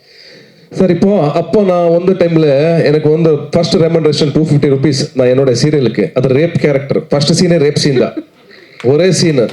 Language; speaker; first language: Tamil; non-native, learner; Kannada